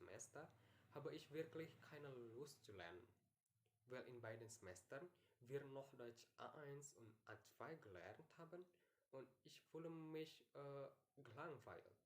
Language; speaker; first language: German; non-native, learner; Indonesian